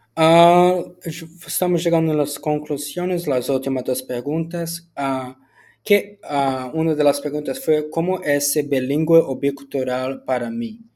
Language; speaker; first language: Spanish; early bilingual, other home language; Portuguese